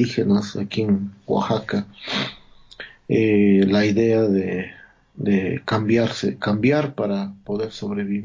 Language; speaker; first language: Spanish; non-native, local second language; Zapotec